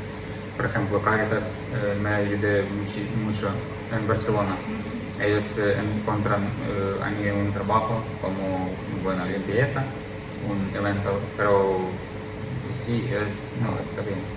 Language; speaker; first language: Spanish; non-native, learner; Ukrainian